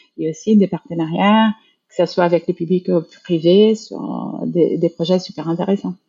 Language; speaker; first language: French; non-native, fluent; Portuguese